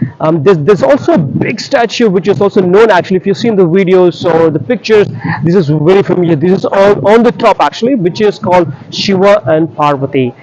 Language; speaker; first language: English; non-native, local second language; Telugu